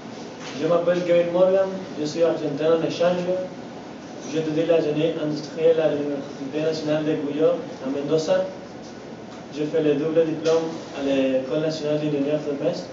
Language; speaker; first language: French; non-native, learner; Spanish